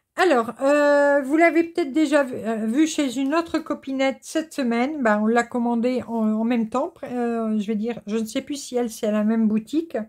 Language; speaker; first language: French; native; French